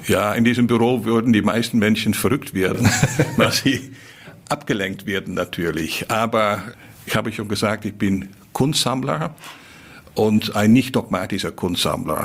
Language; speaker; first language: German; non-native, fluent; Dutch